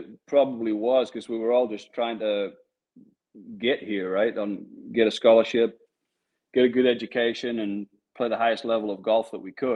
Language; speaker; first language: English; native; English